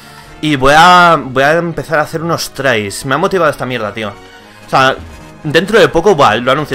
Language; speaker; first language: Spanish; native; Spanish